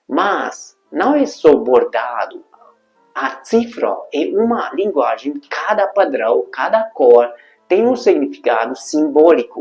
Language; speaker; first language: Portuguese; non-native, fluent; Hungarian